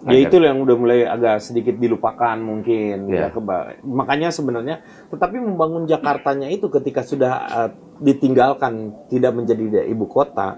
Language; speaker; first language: Indonesian; native; Indonesian